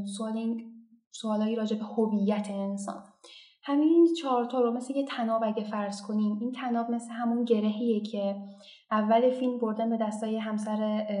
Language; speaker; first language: Persian; non-native, local second language; Azerbaijani